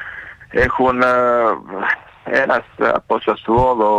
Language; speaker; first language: Greek; non-native, fluent; Serbian